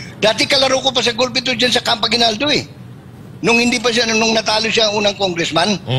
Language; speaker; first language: Filipino; non-native, local second language; Cebuano